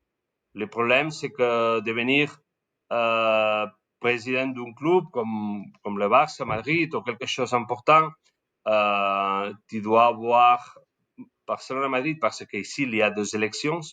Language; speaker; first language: French; non-native, learner; Spanish